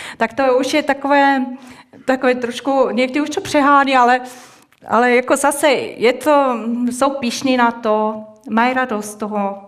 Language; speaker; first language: Czech; non-native, fluent; Swiss German